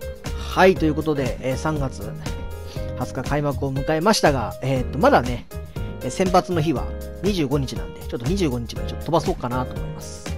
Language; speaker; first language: Japanese; native; Japanese